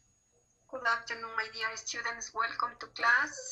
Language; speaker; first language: English; non-native, fluent; Spanish